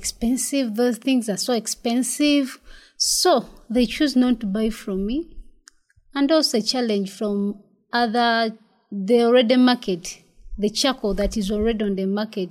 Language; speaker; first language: English; non-native, local second language; Ganda